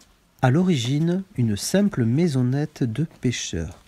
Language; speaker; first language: French; native; French